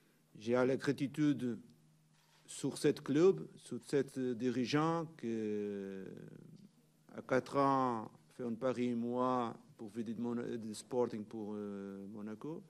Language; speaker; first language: French; non-native, learner; Portuguese